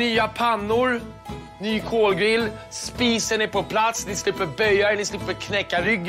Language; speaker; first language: Swedish; native; Swedish